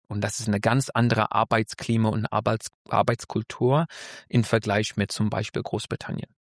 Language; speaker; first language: German; non-native, fluent; English